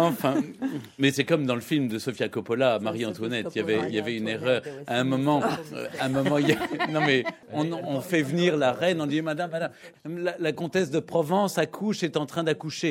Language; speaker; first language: French; native; French